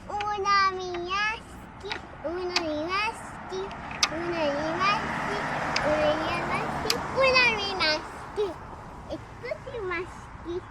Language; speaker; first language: Italian; early bilingual, other home language; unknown